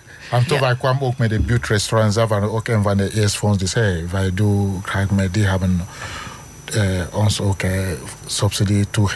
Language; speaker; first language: Dutch; non-native, fluent; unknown